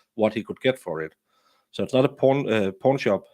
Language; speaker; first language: English; non-native, fluent; Danish